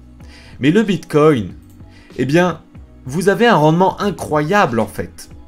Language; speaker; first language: French; native; French